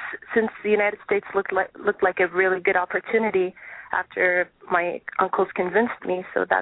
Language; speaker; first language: English; non-native, fluent; Japanese